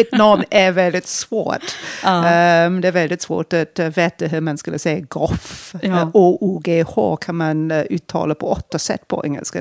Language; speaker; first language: Swedish; non-native, fluent; English